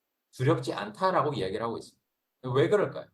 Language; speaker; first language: Korean; native; Korean